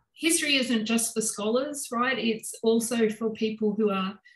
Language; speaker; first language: English; native; English